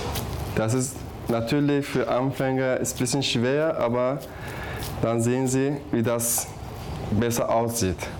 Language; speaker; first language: German; non-native, learner; Turkish